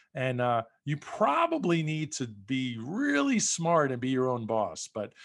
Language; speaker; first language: English; native; English